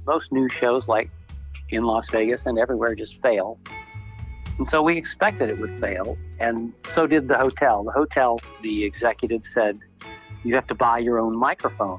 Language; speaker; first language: English; native; English